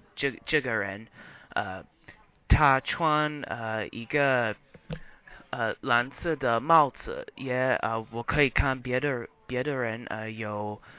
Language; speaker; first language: Chinese; non-native, learner; English